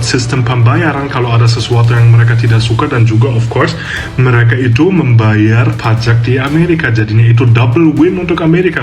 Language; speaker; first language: Indonesian; non-native, fluent; German